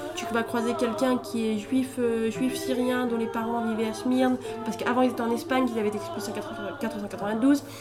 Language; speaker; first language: French; native; French